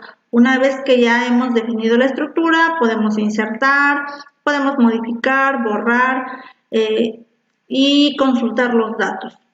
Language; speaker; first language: Spanish; native; Spanish